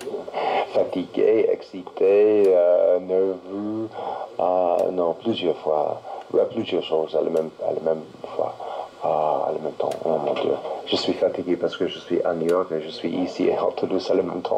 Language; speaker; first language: French; non-native, learner; English